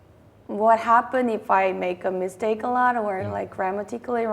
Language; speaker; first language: English; non-native, fluent; Korean